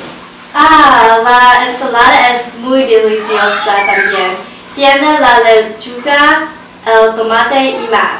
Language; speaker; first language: Spanish; non-native, learner; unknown